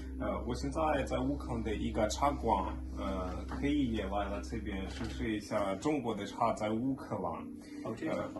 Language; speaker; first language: Chinese; non-native, learner; Ukrainian